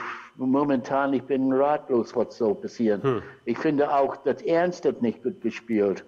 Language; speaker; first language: German; non-native, fluent; English